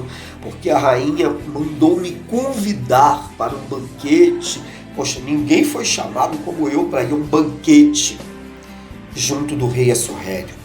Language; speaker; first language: Portuguese; native; Portuguese